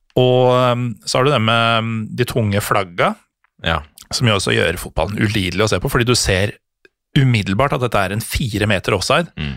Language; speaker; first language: Norwegian; native; Norwegian